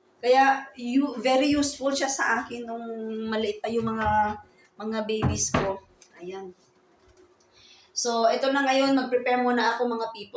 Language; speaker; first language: Filipino; native; Filipino